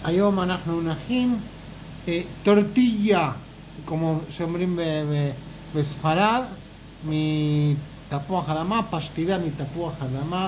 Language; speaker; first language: Hebrew; non-native, fluent; Spanish